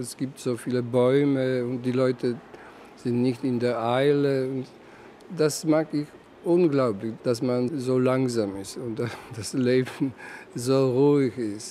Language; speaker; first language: German; non-native, fluent; Polish